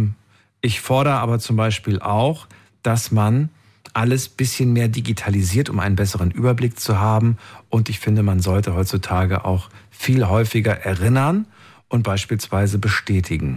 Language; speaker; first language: German; native; German